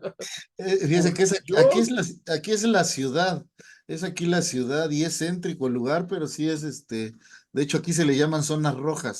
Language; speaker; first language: Spanish; native; Spanish